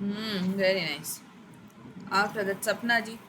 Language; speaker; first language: English; non-native, local second language; Tamil